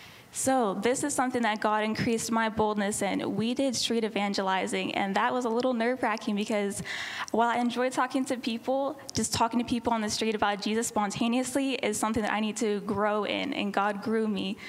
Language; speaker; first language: English; native; English